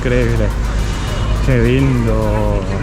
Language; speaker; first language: Spanish; non-native, learner; Japanese